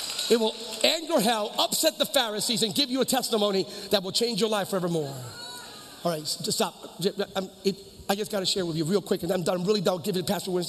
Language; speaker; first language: English; early bilingual, other home language; Spanish